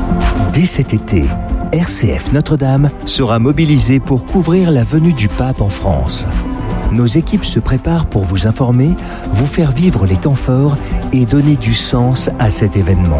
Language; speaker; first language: French; native; French